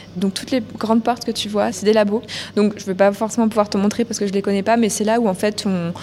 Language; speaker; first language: French; native; French